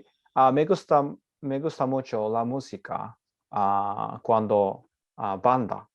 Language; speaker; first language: Spanish; non-native, learner; Japanese